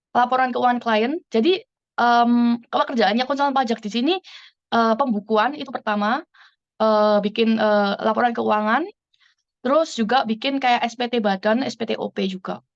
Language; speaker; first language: Indonesian; native; Indonesian